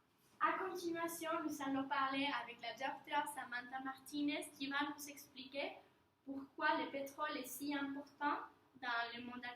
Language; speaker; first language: French; non-native, learner; Spanish